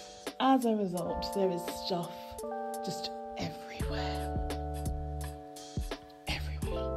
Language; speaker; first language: English; native; English